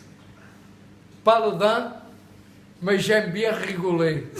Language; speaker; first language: French; non-native, learner; Portuguese